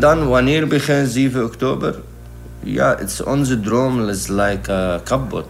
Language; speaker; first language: Dutch; non-native, learner; Arabic